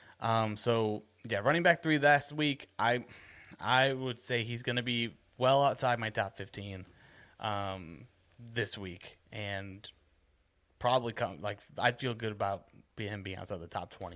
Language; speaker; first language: English; native; English